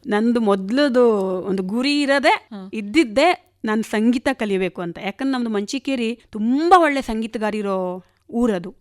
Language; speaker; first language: Kannada; non-native, local second language; Konkani